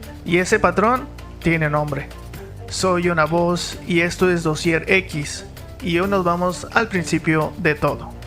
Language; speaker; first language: Spanish; native; Spanish